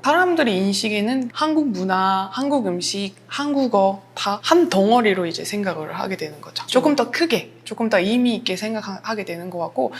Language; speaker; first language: Korean; non-native, fluent; French